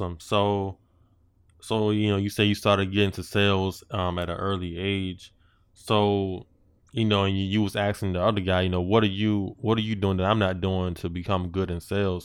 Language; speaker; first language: English; native; English